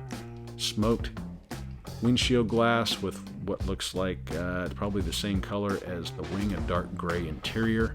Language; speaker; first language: English; native; English